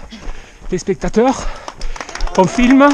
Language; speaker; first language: French; native; French